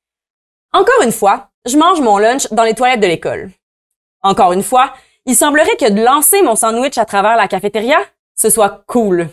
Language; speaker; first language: French; native; French